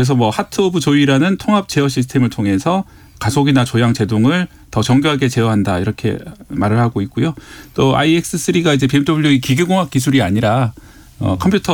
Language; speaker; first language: Korean; native; Korean